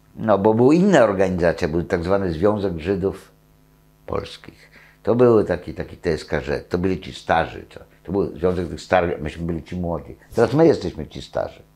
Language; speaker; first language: Polish; native; Polish